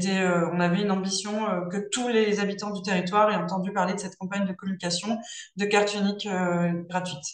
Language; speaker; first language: French; native; French